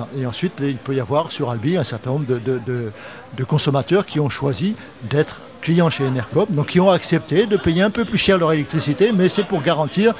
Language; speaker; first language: French; native; French